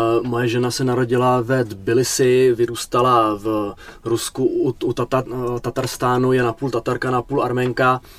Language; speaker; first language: Czech; native; Czech